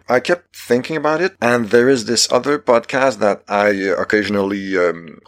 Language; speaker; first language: English; non-native, fluent; French